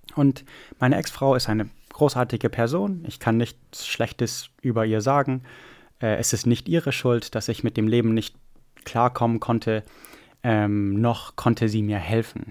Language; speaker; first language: German; non-native, fluent; English